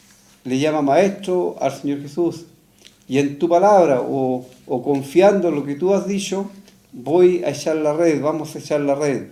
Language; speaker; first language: Spanish; native; Spanish